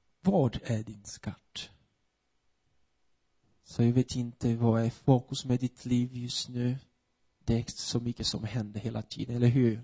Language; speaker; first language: Swedish; non-native, fluent; Portuguese